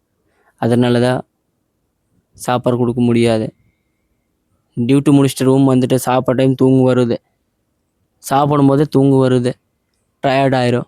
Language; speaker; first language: Tamil; non-native, learner; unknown